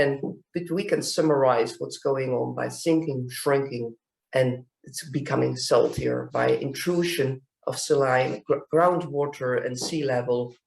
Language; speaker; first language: English; non-native, fluent; Dutch